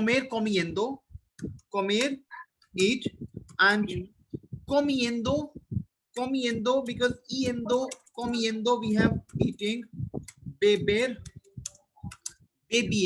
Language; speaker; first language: Spanish; non-native, learner; Hindi